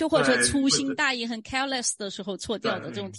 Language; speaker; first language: Chinese; native; Chinese